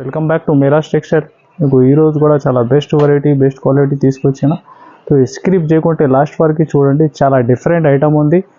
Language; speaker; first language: Telugu; non-native, local second language; Urdu